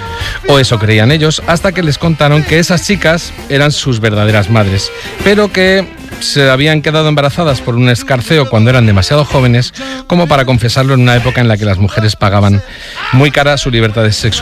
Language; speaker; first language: Spanish; native; Spanish